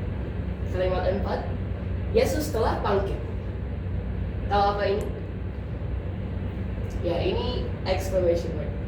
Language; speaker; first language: Indonesian; non-native, learner; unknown